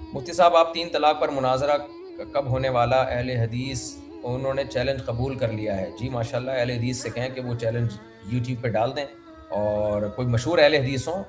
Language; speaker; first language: Urdu; native; Urdu